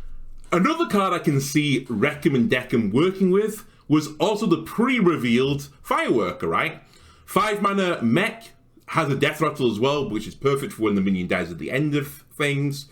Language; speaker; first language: English; native; English